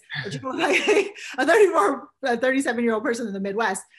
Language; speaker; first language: English; native; English